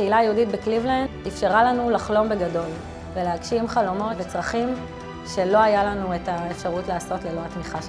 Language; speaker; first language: Hebrew; native; Hebrew